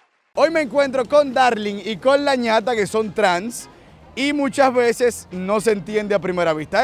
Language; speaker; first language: Spanish; native; Spanish